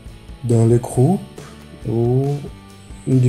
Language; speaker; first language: French; non-native, learner; Portuguese